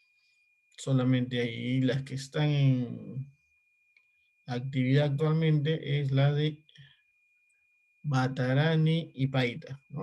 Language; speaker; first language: Spanish; native; Spanish